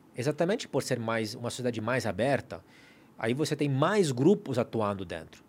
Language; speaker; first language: Portuguese; non-native, fluent; Italian